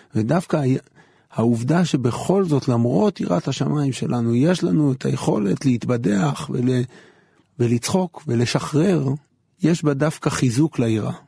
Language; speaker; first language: Hebrew; native; Hebrew